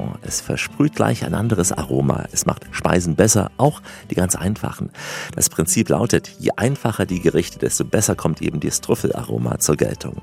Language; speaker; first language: German; native; German